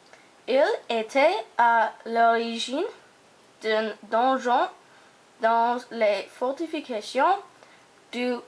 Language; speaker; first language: French; non-native, learner; English